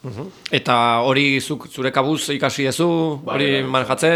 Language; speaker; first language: Basque; native; Basque